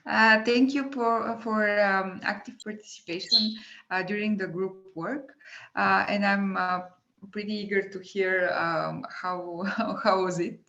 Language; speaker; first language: English; non-native, fluent; Bulgarian